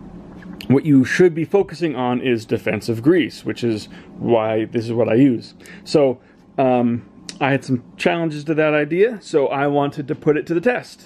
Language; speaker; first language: English; native; English